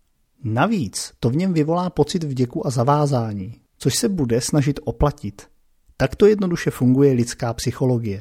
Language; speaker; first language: Czech; native; Czech